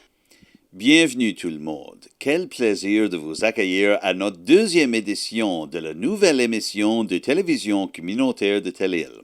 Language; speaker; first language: French; non-native, learner; English